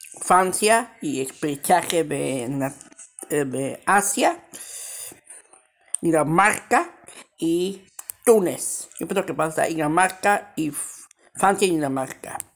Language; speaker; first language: Spanish; early bilingual, heritage; Spanish